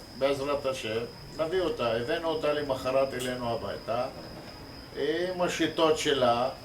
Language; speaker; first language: Hebrew; non-native, local second language; Arabic